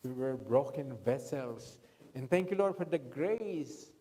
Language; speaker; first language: English; non-native, local second language; Filipino